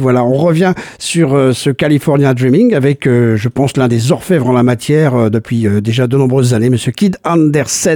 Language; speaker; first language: French; native; French